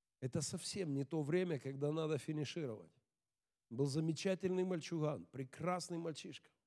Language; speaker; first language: Russian; native; Russian